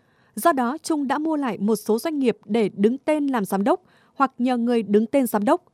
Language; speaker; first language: Vietnamese; native; Vietnamese